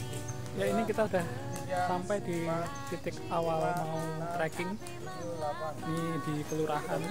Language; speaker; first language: Indonesian; native; Indonesian